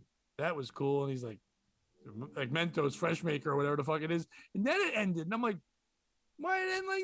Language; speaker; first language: English; native; English